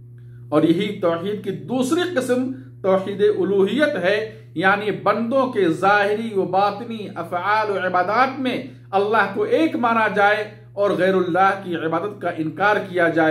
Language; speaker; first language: Urdu; native; Urdu